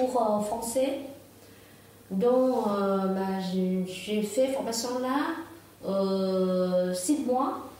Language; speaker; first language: French; non-native, learner; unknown